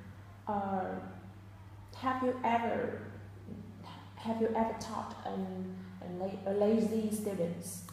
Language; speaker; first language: English; non-native, fluent; Vietnamese